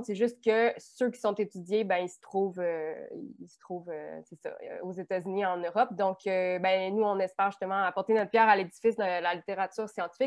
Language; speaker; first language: French; native; French